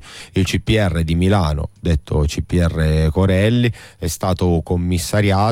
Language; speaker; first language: Italian; native; Italian